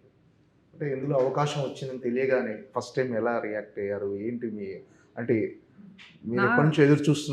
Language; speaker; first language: Telugu; native; Telugu